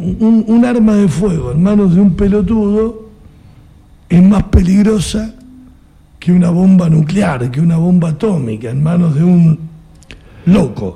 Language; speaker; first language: Spanish; native; Spanish